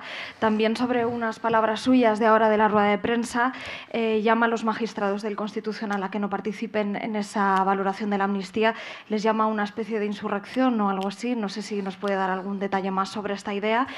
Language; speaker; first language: Spanish; native; Spanish